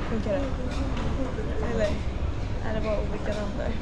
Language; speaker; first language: Swedish; early bilingual, other home language; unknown